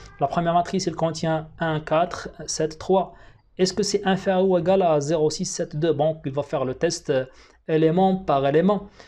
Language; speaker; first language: French; non-native, local second language; Arabic